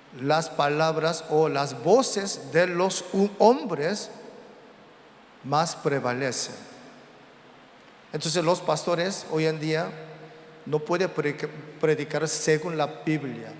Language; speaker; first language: Spanish; non-native, learner; Korean